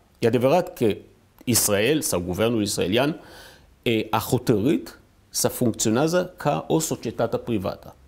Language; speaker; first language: Romanian; non-native, fluent; Hebrew